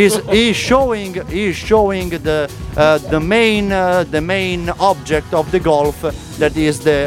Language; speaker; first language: English; non-native, fluent; Italian